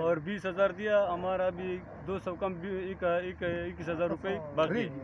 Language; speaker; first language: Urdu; non-native, local second language; Pashto